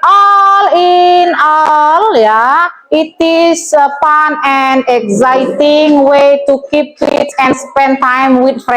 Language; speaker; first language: English; non-native, learner; Indonesian